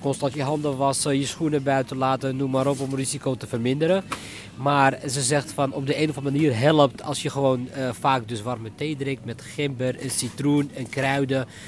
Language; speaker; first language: Dutch; early bilingual, other home language; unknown